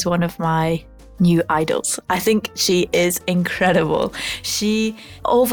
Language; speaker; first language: English; native; English